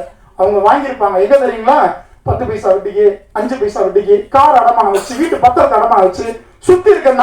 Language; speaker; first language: Tamil; native; Tamil